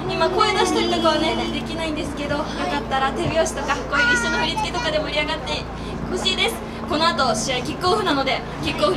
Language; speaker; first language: Japanese; native; Japanese